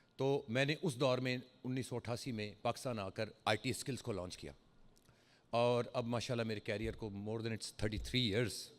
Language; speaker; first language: Urdu; early bilingual, heritage; Urdu